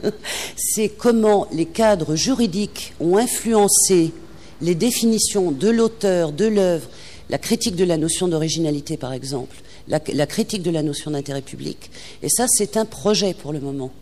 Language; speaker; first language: French; native; French